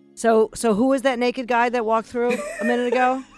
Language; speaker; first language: English; native; English